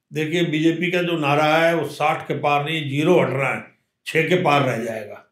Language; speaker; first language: Hindi; native; Hindi